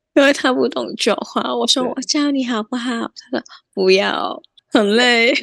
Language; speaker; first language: Chinese; non-native, fluent; Cantonese